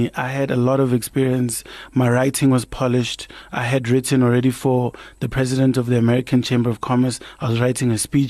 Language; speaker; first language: English; non-native, local second language; Tswana